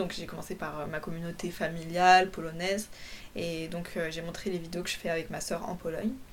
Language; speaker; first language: French; early bilingual, other home language; Polish